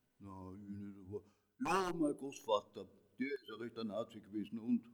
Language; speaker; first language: German; native; German